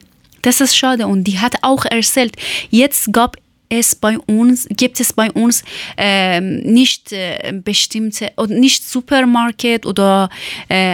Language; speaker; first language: German; non-native, learner; Persian